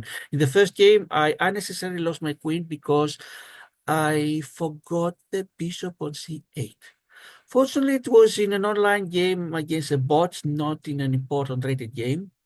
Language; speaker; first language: English; non-native, fluent; Greek